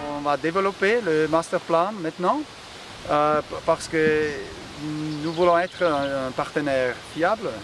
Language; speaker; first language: French; non-native, local second language; German